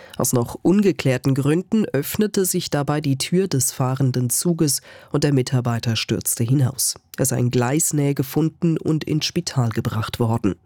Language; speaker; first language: German; native; German